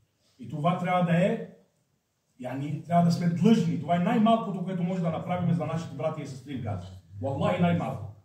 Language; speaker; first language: Bulgarian; non-native, fluent; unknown